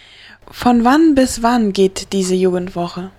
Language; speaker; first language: German; non-native, local second language; Plautdietsch